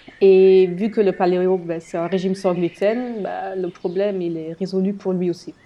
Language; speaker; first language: French; non-native, fluent; German